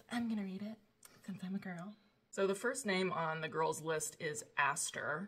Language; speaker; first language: English; native; English